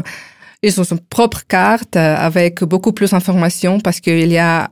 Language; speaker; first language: French; non-native, fluent; Ukrainian